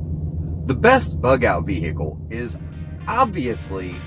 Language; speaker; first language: English; native; English